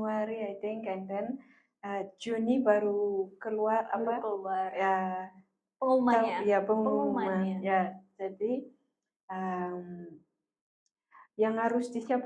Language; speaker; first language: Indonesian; non-native, fluent; Malagasy